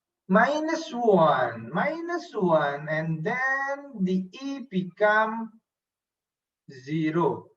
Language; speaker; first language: English; non-native, fluent; Indonesian